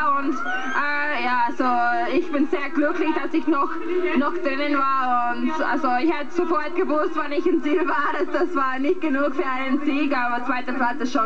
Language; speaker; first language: German; non-native, fluent; English